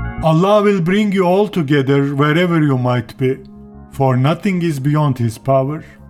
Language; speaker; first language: English; non-native, fluent; Turkish